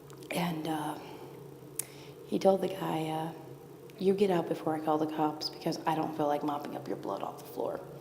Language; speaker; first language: English; native; English